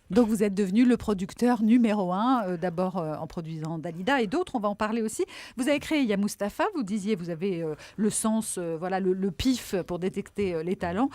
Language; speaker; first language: French; native; French